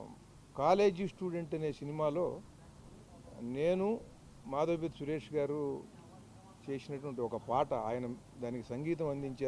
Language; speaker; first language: Telugu; native; Telugu